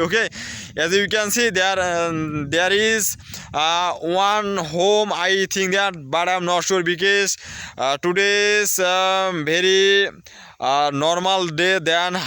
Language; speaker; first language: English; non-native, learner; Bangla